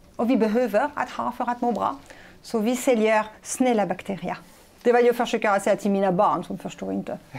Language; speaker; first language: Swedish; non-native, fluent; French